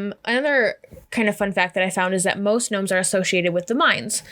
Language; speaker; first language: English; native; English